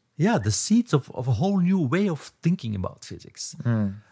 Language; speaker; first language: English; non-native, fluent; Dutch